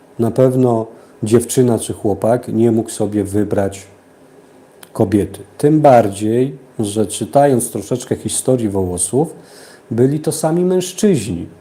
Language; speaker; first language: Polish; native; Polish